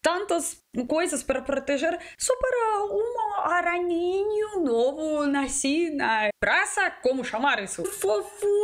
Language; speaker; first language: Portuguese; non-native, learner; Russian